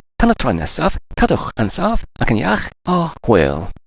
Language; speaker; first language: Welsh; non-native, learner; English